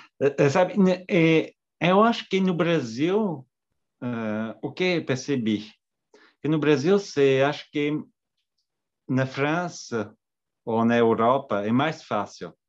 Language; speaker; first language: Portuguese; non-native, fluent; French